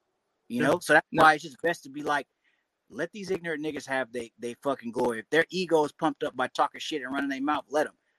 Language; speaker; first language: English; native; English